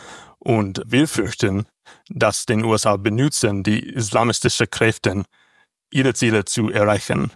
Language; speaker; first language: German; non-native, learner; English